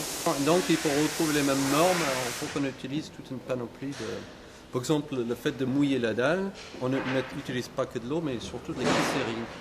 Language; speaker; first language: French; native; French